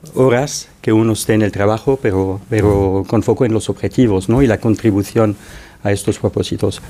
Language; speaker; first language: Spanish; non-native, fluent; Arabic